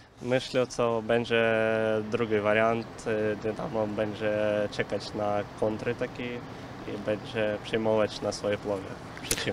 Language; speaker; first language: Polish; non-native, learner; Ukrainian